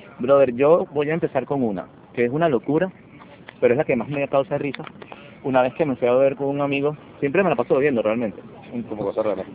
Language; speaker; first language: Spanish; native; Spanish